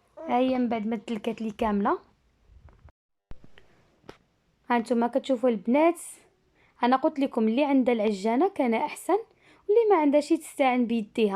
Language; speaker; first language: Arabic; native; Arabic